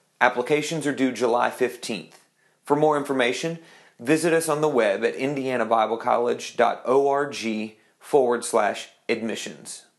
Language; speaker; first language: English; native; English